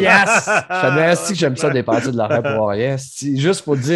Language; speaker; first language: French; native; French